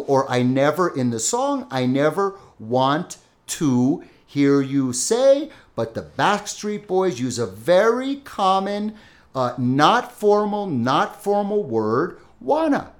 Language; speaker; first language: English; native; English